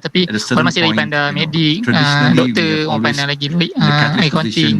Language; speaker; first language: Malay; native; Malay